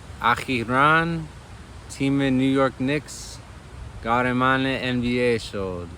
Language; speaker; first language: Persian; non-native, fluent; English